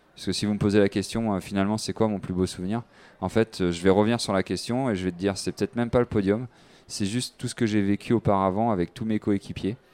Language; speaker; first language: French; native; French